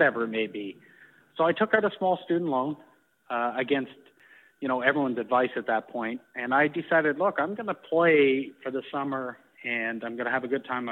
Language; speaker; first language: English; native; English